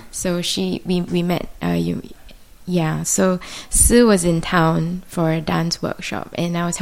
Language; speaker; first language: English; native; English